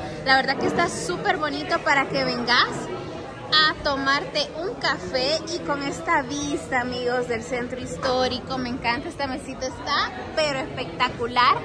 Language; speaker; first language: Spanish; native; Spanish